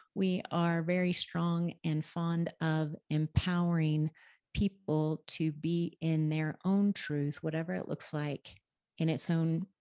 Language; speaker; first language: English; native; English